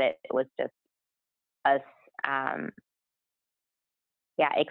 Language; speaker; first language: English; non-native, fluent; German